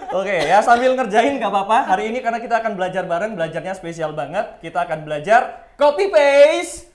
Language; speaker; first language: Indonesian; native; Indonesian